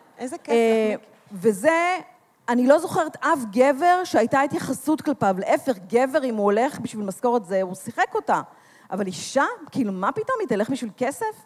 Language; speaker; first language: Hebrew; native; Hebrew